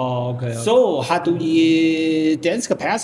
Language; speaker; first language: Danish; non-native, learner; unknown